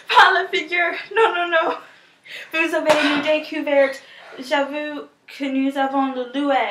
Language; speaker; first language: French; non-native, learner; English